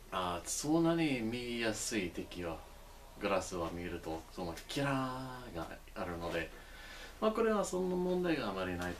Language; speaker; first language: Japanese; non-native, learner; English